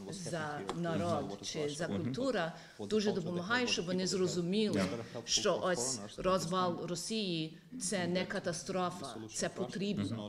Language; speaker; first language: Ukrainian; early bilingual, heritage; Ukrainian